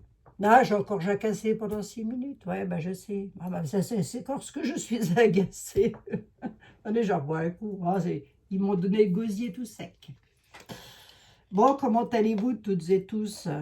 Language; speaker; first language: French; native; French